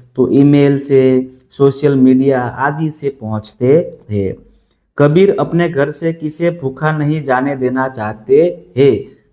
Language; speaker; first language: Hindi; non-native, local second language; Gujarati